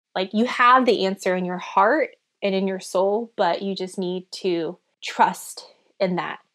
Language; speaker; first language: English; early bilingual, other home language; Chinese